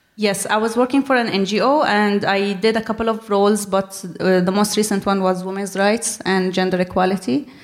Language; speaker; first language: English; non-native, fluent; Arabic